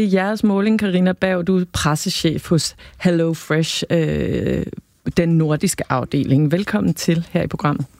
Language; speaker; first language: Danish; native; Danish